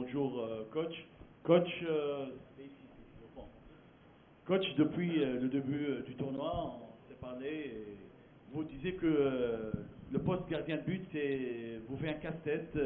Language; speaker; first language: French; non-native, local second language; Arabic